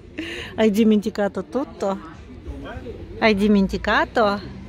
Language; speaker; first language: Italian; non-native, learner; Russian